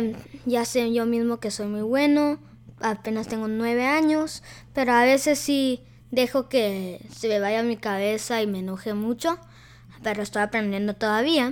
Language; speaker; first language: Spanish; early bilingual, heritage; Spanish